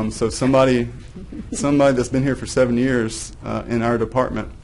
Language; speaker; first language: English; native; English